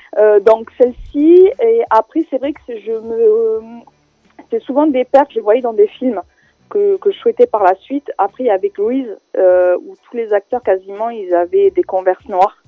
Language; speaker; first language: French; native; French